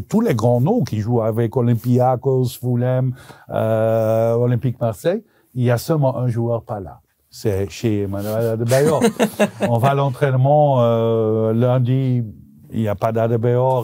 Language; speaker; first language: French; non-native, local second language; Dutch